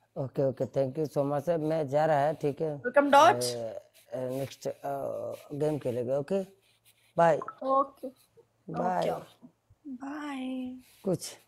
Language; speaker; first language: Hindi; non-native, learner; Bangla